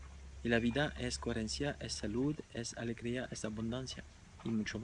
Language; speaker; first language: Spanish; non-native, fluent; French